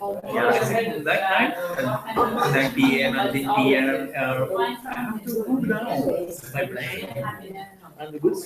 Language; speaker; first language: English; non-native, learner; Japanese